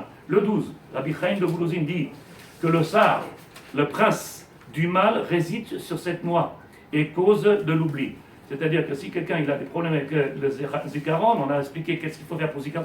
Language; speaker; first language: French; native; French